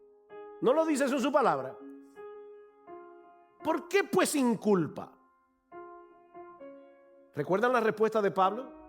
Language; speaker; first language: Spanish; native; Spanish